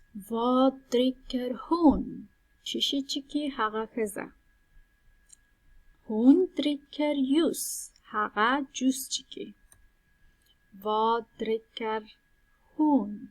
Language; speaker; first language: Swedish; non-native, fluent; Pashto